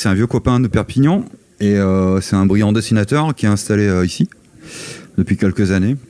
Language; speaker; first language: French; native; French